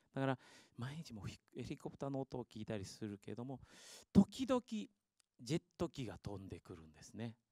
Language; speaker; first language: Japanese; early bilingual, heritage; Spanish